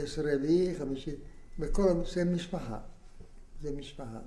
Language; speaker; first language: Hebrew; non-native, fluent; Italian